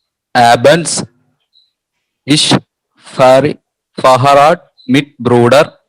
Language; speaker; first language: German; non-native, learner; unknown